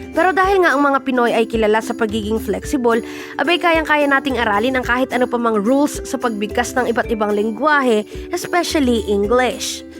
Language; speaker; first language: Filipino; native; Filipino